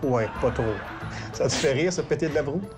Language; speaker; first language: French; native; French